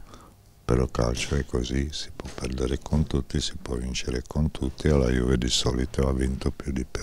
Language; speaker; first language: Italian; non-native, fluent; Czech